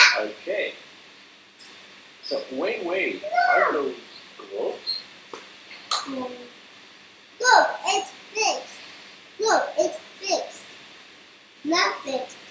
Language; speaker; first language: English; non-native, learner; Chinese